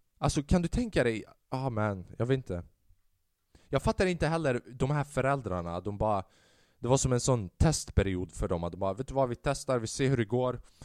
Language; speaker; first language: Swedish; early bilingual, other home language; Albanian